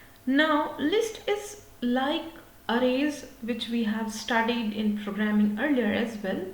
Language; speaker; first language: English; non-native, local second language; Hindi